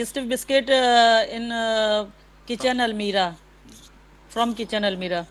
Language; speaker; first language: English; non-native, learner; Hindi